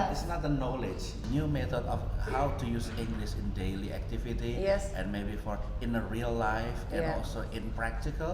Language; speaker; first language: English; non-native, fluent; Indonesian